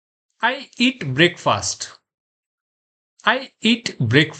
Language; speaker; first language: English; non-native, fluent; Gujarati